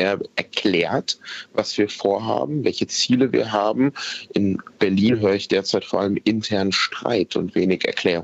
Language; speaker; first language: German; native; German